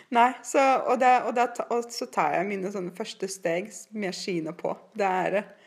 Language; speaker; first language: Norwegian; non-native, fluent; Russian